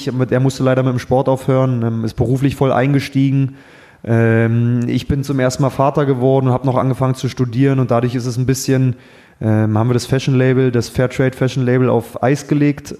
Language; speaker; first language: German; native; German